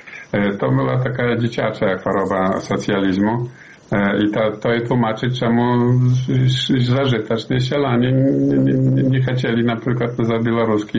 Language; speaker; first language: Polish; non-native, learner; Belarusian